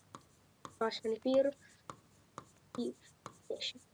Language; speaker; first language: German; non-native, learner; Romanian